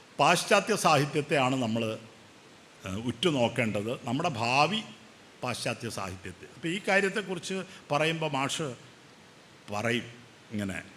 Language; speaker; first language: Malayalam; native; Malayalam